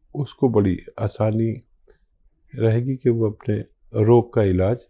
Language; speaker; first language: Hindi; native; Hindi